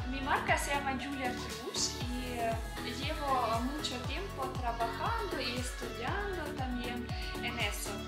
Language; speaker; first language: Spanish; non-native, learner; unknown